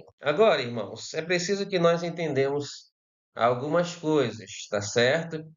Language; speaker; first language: Portuguese; native; Portuguese